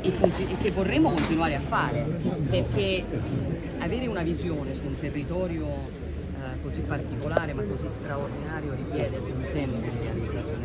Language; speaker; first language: Italian; native; Italian